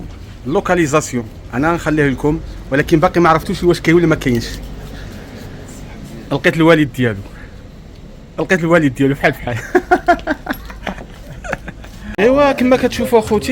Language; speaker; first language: Arabic; native; Arabic